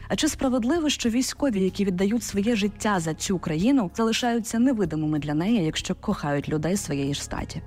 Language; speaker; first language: Ukrainian; native; Ukrainian